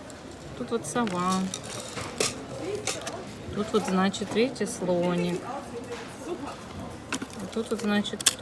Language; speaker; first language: Russian; native; Russian